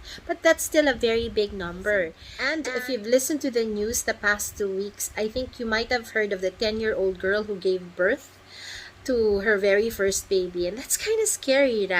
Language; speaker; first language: English; non-native, local second language; Filipino